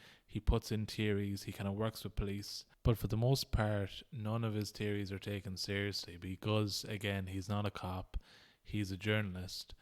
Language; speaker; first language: English; native; English